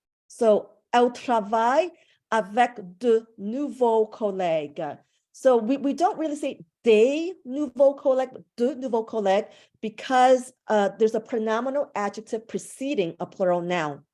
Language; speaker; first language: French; non-native, fluent; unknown